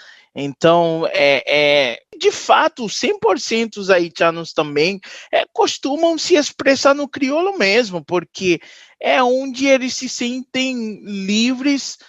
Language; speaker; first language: Portuguese; non-native, fluent; Haitian Creole